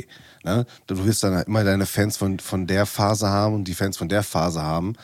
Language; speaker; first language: German; native; German